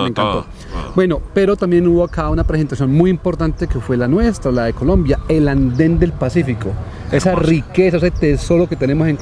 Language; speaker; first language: Spanish; native; Spanish